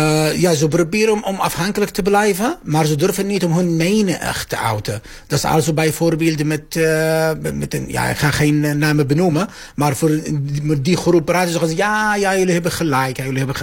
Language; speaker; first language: Dutch; non-native, fluent; Arabic